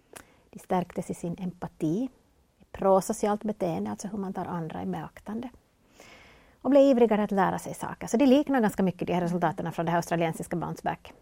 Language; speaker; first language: Swedish; native; Swedish